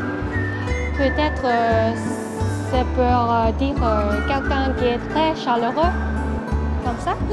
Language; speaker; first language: French; non-native, learner; Cantonese